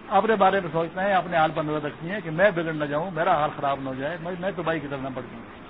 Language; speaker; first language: Urdu; non-native, local second language; Pashto